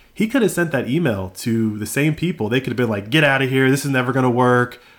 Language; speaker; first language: English; native; English